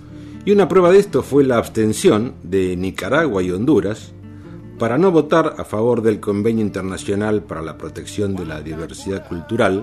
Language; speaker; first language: Spanish; native; Spanish